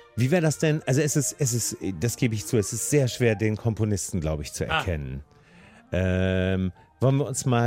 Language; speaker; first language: German; native; German